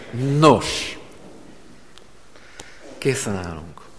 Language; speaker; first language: Hungarian; native; Hungarian